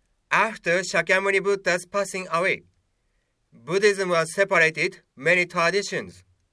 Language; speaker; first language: English; non-native, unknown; Japanese